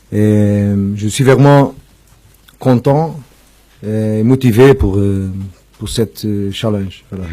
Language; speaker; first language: French; non-native, fluent; Portuguese